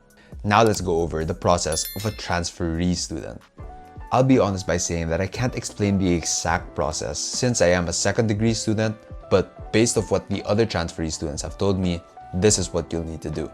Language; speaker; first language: English; non-native, local second language; Filipino